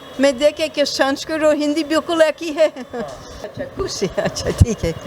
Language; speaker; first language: Hindi; non-native, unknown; English